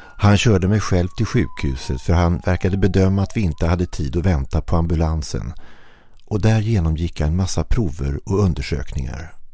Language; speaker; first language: Swedish; native; Swedish